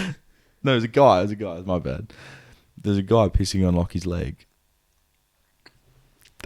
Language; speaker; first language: English; native; English